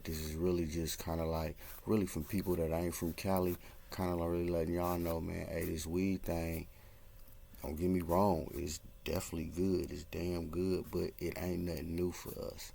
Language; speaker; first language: English; native; English